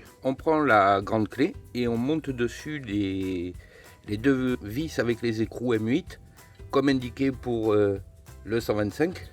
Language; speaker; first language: French; native; French